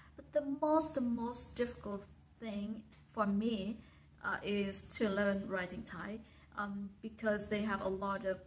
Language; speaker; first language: English; non-native, fluent; Vietnamese